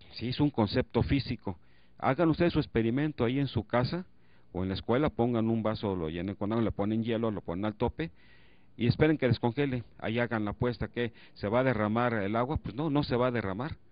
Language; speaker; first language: Spanish; native; Spanish